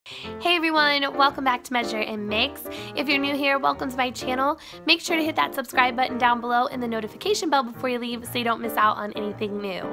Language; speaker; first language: English; native; English